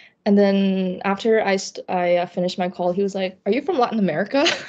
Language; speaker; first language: English; early bilingual, other home language; Chinese